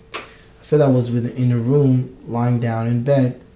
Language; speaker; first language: English; non-native, fluent; Hebrew